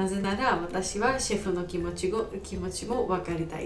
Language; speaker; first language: Japanese; non-native, learner; Georgian